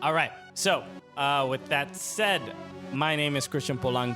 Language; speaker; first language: English; native; English